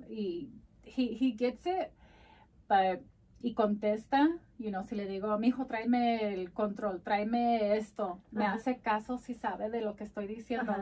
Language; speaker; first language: Spanish; early bilingual, heritage; Spanish